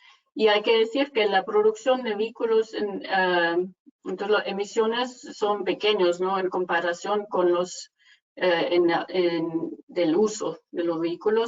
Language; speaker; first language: Spanish; non-native, fluent; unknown